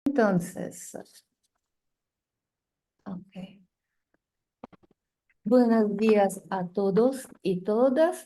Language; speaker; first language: Spanish; non-native, learner; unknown